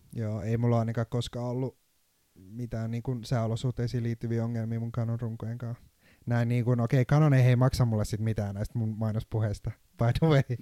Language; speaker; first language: Finnish; non-native, fluent; Turkish